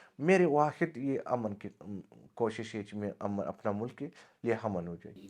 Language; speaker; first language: Urdu; non-native, local second language; Pashto